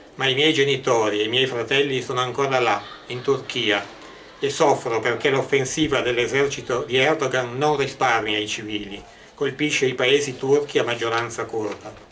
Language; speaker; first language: Italian; native; Italian